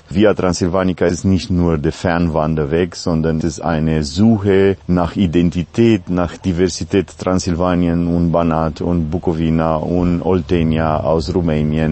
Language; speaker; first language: German; non-native, fluent; Romanian